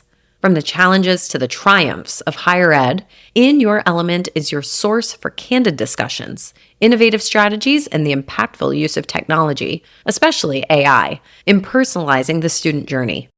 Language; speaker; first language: English; native; English